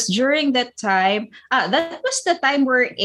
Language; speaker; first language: English; non-native, local second language; Filipino